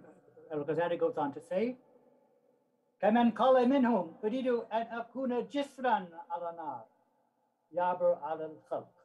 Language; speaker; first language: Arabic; non-native, fluent; English